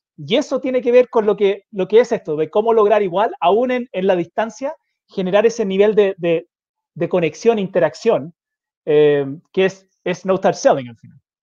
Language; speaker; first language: Spanish; native; Spanish